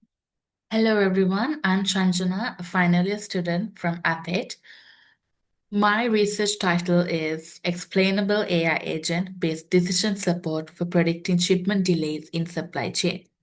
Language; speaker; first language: English; non-native, local second language; Sinhala